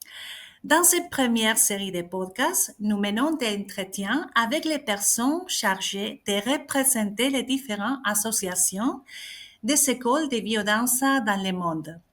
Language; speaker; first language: French; non-native, fluent; Spanish